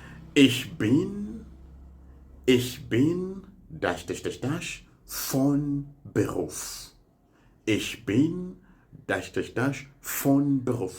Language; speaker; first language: German; non-native, fluent; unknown